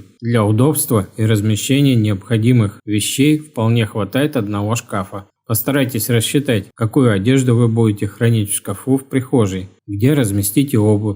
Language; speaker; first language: Russian; native; Russian